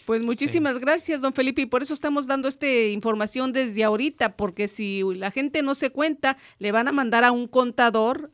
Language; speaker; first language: Spanish; native; Spanish